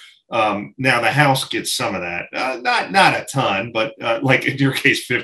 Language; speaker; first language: English; native; English